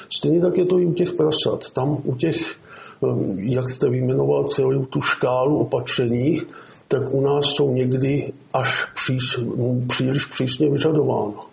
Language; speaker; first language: Czech; native; Czech